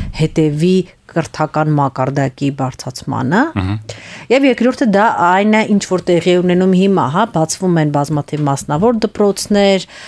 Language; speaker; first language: Armenian; native; Armenian